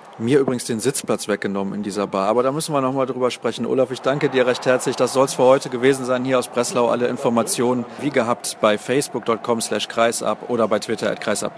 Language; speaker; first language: German; native; German